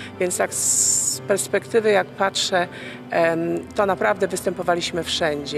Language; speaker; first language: Polish; native; Polish